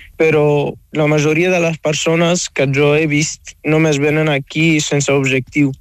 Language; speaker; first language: Catalan; non-native, fluent; Arabic